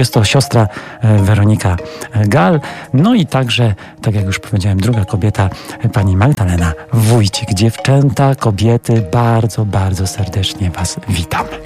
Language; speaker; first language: Polish; native; Polish